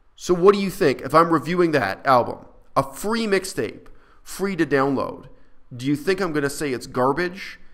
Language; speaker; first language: English; native; English